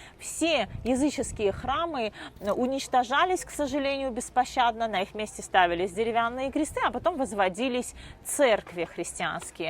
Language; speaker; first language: Russian; native; Russian